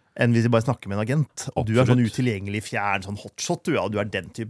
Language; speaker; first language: Norwegian; native; Norwegian